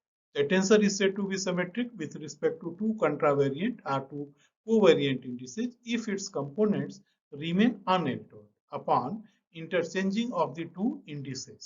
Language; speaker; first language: English; non-native, local second language; Hindi